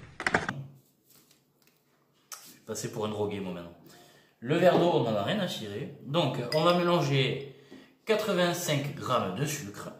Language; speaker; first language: French; native; French